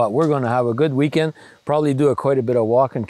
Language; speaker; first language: English; native; English